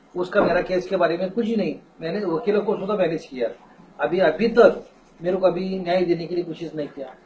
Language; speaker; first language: Hindi; non-native, local second language; Marathi